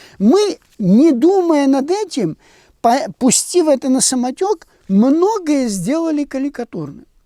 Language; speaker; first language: Russian; non-native, local second language; Abkhazian